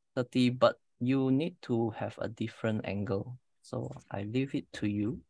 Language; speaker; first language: English; non-native, local second language; Malay